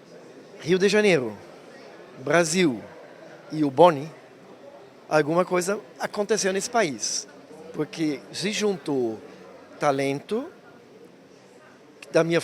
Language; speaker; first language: Portuguese; non-native, fluent; German